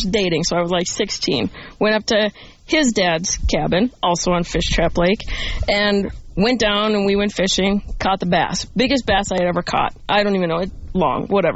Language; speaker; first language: English; native; English